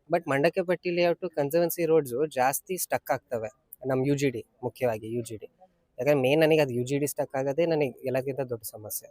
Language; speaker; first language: Kannada; non-native, local second language; Urdu